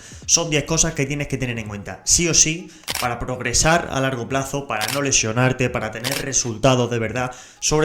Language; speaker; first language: Spanish; native; Spanish